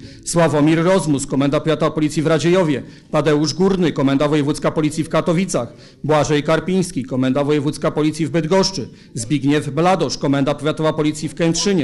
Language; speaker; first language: Polish; native; Polish